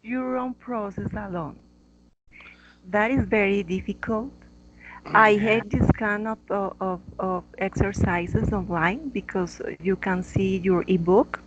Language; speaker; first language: English; non-native, learner; Spanish